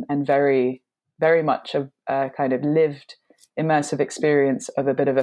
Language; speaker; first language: English; native; English